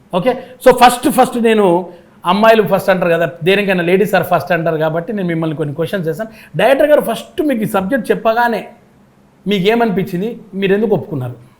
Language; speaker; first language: Telugu; native; Telugu